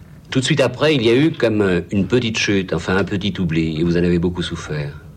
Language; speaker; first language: French; native; French